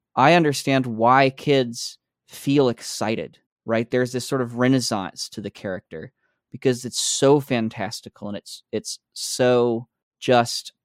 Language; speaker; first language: English; native; English